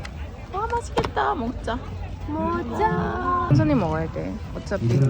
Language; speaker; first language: Korean; non-native, fluent; Mongolian